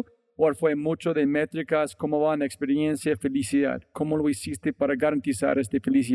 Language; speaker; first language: Spanish; non-native, fluent; English